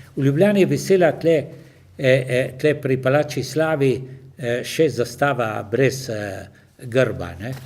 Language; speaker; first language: Slovenian; native; Slovenian